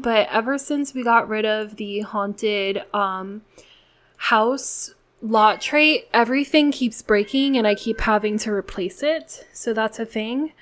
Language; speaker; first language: English; native; English